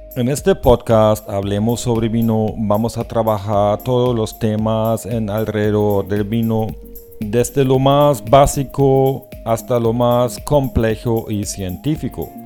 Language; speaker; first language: Spanish; non-native, fluent; German